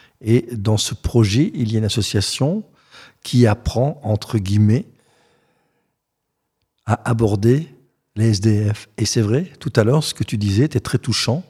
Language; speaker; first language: French; native; French